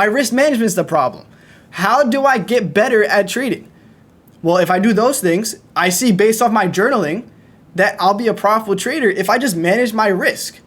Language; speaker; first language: English; native; English